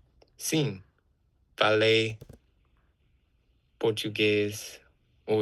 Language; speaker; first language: Portuguese; non-native, learner; English